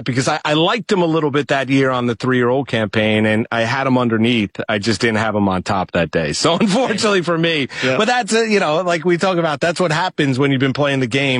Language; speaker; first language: English; native; English